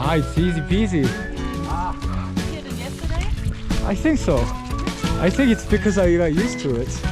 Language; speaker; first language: English; non-native, learner; Korean